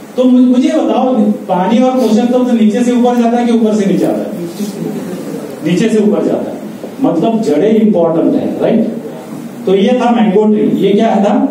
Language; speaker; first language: Hindi; non-native, local second language; Marathi